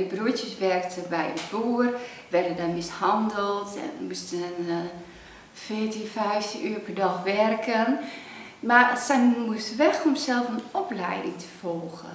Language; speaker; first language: Dutch; early bilingual, other home language; Cantonese